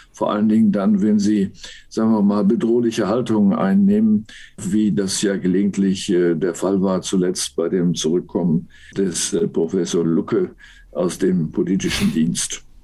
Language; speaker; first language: German; native; German